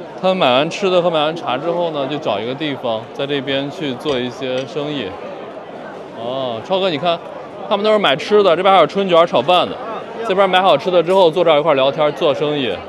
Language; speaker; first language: Chinese; native; Chinese